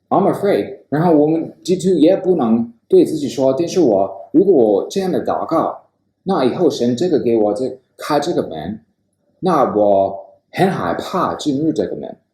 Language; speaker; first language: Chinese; non-native, fluent; English